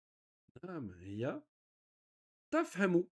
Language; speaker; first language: Arabic; non-native, fluent; French